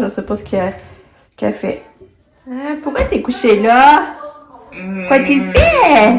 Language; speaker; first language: French; native; French